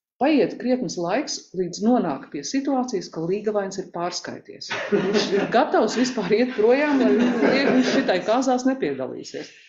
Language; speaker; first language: Latvian; native; Latvian